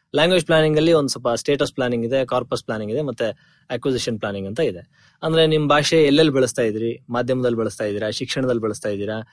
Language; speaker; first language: Kannada; native; Kannada